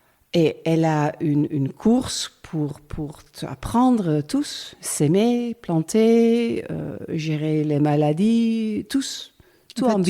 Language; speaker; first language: French; non-native, learner; Dutch